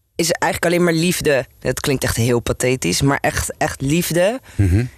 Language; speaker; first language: Dutch; native; Dutch